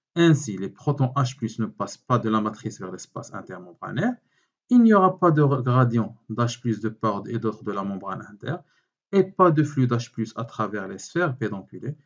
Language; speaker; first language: French; non-native, local second language; Arabic